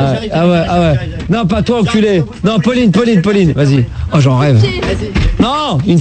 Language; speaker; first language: French; native; French